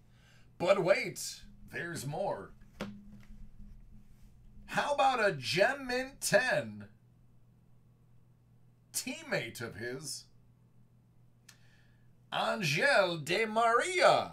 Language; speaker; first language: English; native; English